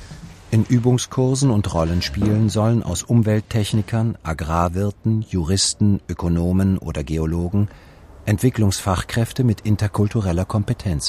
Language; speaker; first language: German; native; German